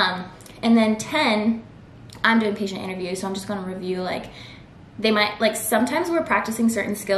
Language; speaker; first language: English; native; English